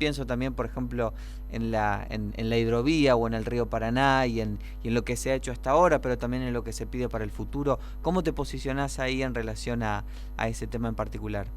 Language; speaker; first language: Spanish; native; Spanish